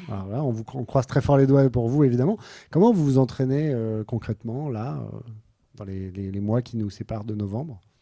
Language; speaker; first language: French; native; French